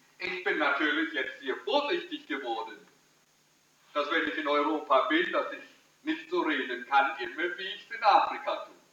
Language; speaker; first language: German; early bilingual, heritage; German